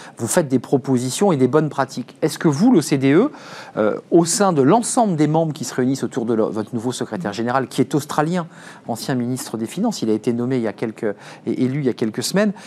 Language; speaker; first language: French; native; French